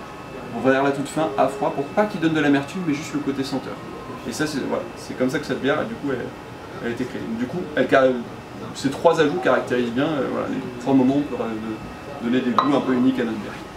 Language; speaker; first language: French; native; French